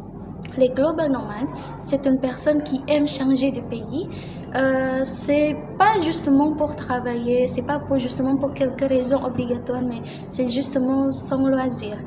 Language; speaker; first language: French; non-native, learner; Indonesian